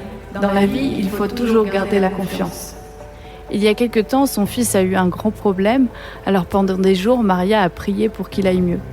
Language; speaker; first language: French; native; French